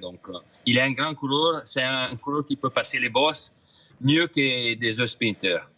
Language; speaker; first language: French; non-native, fluent; Italian